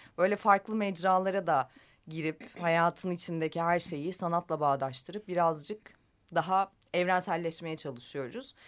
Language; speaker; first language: Turkish; native; Turkish